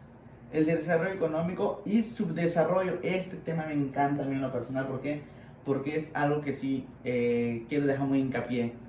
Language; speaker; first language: Spanish; native; Spanish